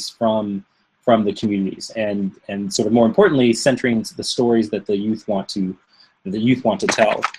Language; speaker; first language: English; native; English